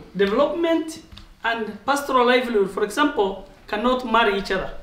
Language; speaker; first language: English; non-native, local second language; Oromo